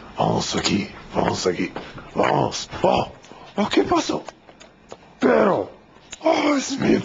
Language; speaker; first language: Spanish; non-native, learner; English